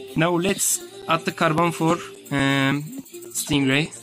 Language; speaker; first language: English; non-native, learner; Turkish